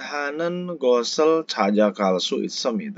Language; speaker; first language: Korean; non-native, fluent; Indonesian